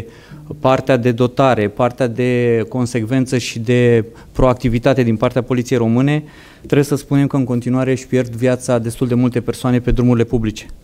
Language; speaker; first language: Romanian; native; Romanian